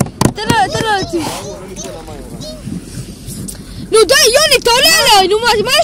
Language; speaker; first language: Hebrew; native; Hebrew